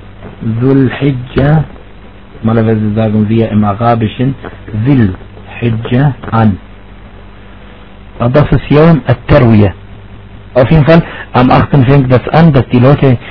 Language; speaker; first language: German; non-native, fluent; Arabic